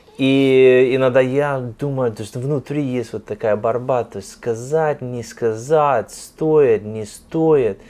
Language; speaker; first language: Russian; non-native, fluent; English